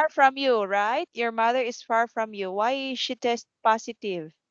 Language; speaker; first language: English; non-native, fluent; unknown